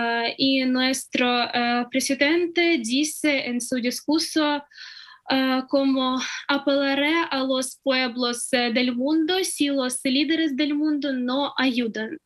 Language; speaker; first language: Spanish; non-native, fluent; Ukrainian